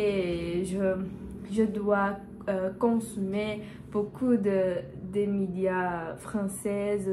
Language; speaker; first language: French; non-native, learner; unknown